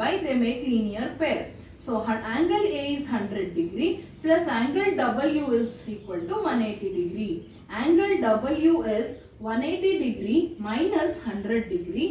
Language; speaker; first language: English; non-native, local second language; Kannada